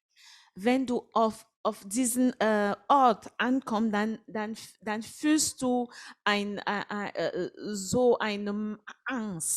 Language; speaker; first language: German; non-native, fluent; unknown